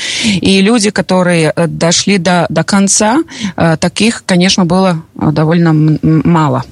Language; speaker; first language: Russian; non-native, local second language; Latvian